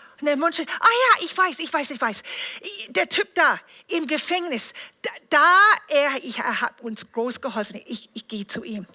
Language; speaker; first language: German; non-native, fluent; English